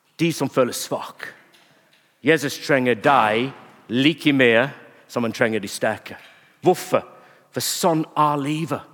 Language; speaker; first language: Norwegian; non-native, fluent; English